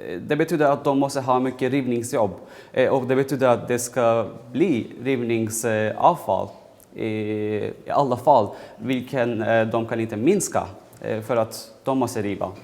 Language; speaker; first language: Swedish; non-native, fluent; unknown